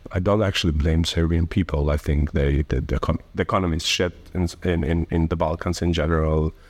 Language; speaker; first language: English; early bilingual, other home language; Albanian